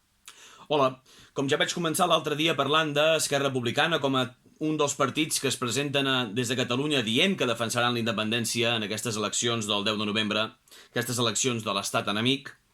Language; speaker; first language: Catalan; native; Catalan